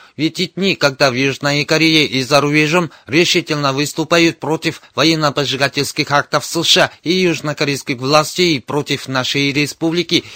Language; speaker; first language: Russian; non-native, fluent; Korean